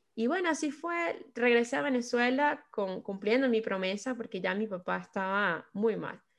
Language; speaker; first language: Spanish; native; Spanish